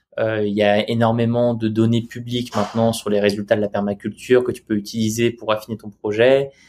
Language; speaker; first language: French; native; French